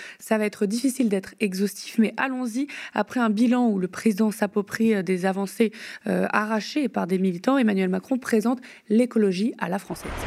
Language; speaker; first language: French; native; French